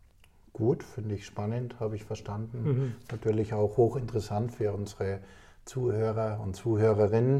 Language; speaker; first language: German; native; German